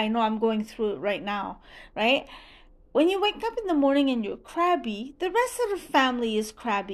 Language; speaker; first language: English; non-native, fluent; French